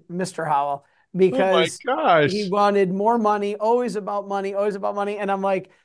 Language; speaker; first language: English; native; English